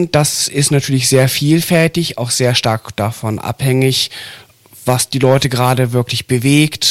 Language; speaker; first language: German; native; German